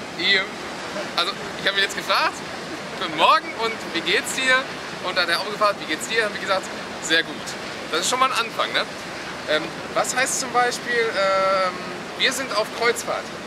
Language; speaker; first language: German; native; German